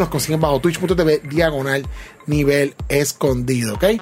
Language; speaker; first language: Spanish; native; Spanish